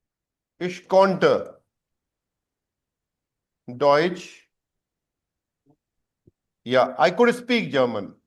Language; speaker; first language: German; non-native, fluent; Hindi